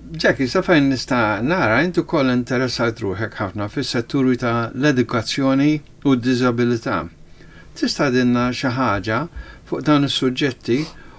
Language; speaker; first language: Maltese; early bilingual, heritage; Maltese